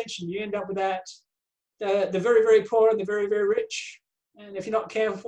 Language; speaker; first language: English; native; English